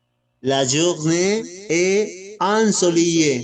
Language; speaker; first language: French; non-native, learner; Spanish